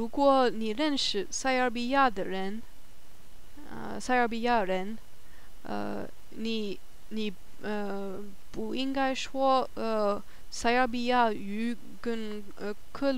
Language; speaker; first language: Chinese; non-native, learner; German